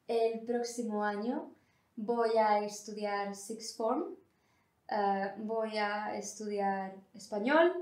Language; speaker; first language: Spanish; non-native, learner; English